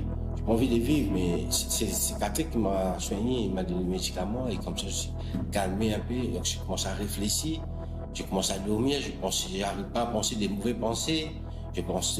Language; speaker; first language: French; non-native, local second language; Morisyen